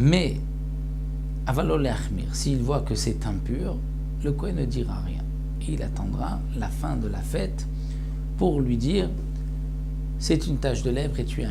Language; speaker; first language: French; native; French